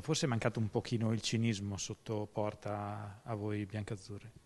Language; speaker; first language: Italian; native; Italian